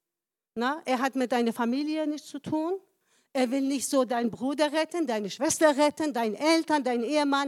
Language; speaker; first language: German; non-native, fluent; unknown